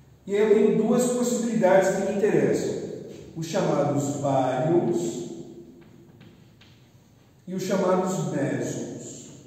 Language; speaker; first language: Portuguese; native; Portuguese